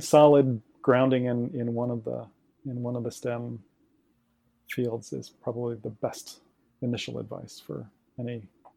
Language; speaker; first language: English; native; English